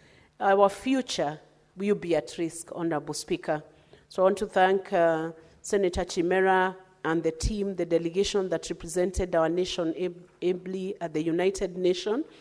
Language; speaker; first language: English; non-native, local second language; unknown